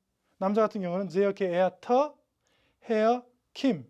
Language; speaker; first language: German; non-native, fluent; Korean